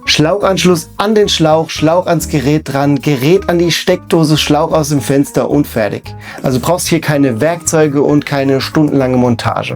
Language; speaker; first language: German; native; German